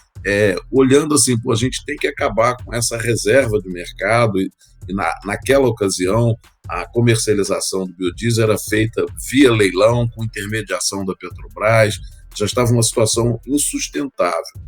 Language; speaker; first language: Portuguese; native; Portuguese